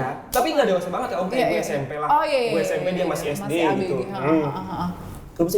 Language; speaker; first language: Indonesian; native; Indonesian